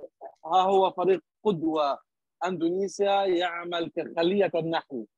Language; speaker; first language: Arabic; native; Arabic